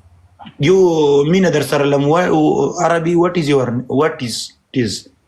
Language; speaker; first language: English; non-native, learner; Pashto